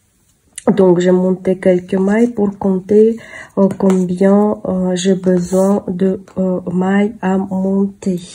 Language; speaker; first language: French; non-native, fluent; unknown